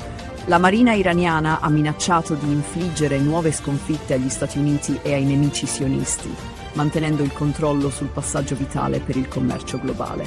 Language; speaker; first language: Italian; native; Italian